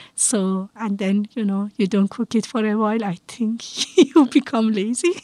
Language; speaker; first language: English; non-native, fluent; Persian